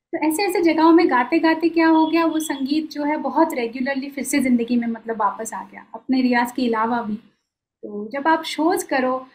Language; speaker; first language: Hindi; non-native, local second language; Bangla